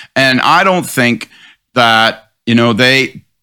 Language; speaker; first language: English; native; English